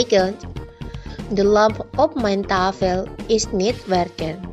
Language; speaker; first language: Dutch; non-native, learner; Indonesian